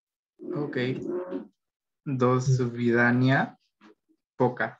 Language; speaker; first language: Russian; non-native, learner; Spanish